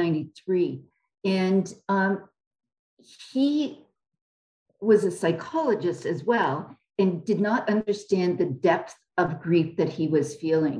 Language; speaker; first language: English; native; English